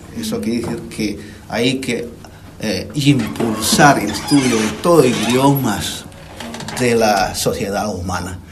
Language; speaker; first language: Spanish; non-native, fluent; Chinese